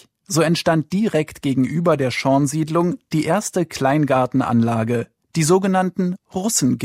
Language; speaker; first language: German; native; German